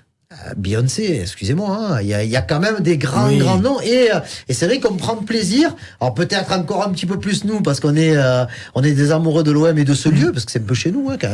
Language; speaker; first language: French; native; French